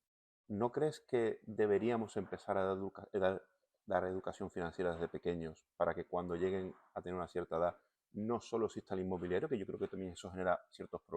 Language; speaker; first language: Spanish; native; Spanish